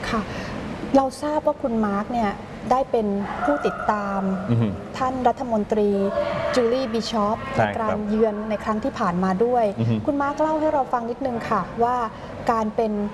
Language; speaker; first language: Thai; native; Thai